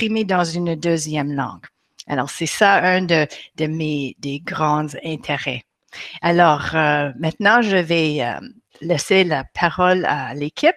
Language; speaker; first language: French; non-native, local second language; English